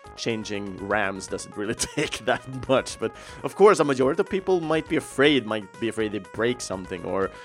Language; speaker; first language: English; non-native, fluent; Swedish